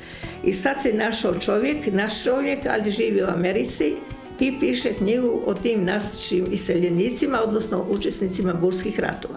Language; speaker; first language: Croatian; native; Croatian